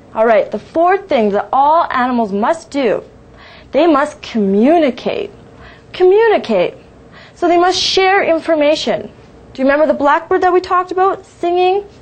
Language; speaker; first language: English; native; English